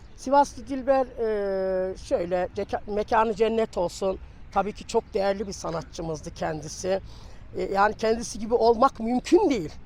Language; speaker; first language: Turkish; native; Turkish